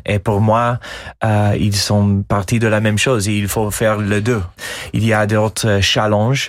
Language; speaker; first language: French; non-native, fluent; English